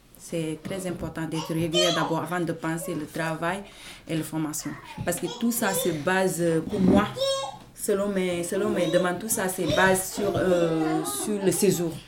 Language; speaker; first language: French; non-native, local second language; Wolof